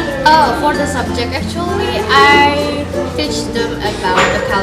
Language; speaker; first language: English; non-native, fluent; Indonesian